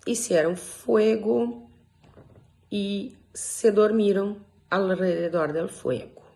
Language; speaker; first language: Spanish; non-native, learner; Portuguese